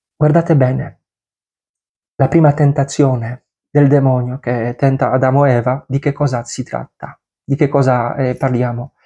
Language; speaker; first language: Italian; non-native, fluent; Polish